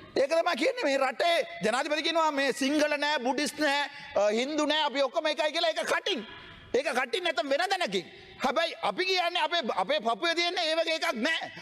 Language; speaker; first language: Sinhala; non-native, local second language; Tamil